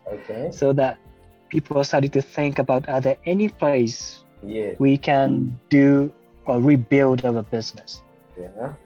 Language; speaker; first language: English; non-native, fluent; Japanese